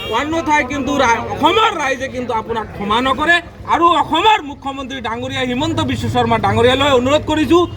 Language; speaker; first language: Assamese; non-native, local second language; Bangla